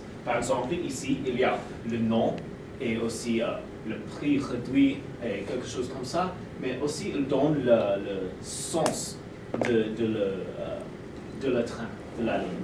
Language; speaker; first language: French; non-native, learner; English